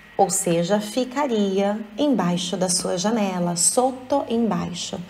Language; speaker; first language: Portuguese; native; Portuguese